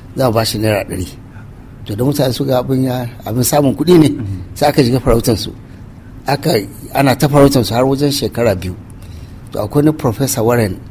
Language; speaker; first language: Hausa; non-native, local second language; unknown